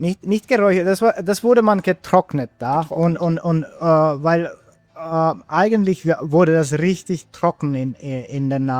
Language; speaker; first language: German; non-native, fluent; Finnish